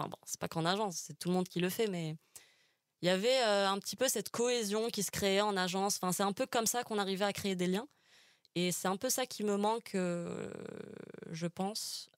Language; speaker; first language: French; non-native, local second language; Arabic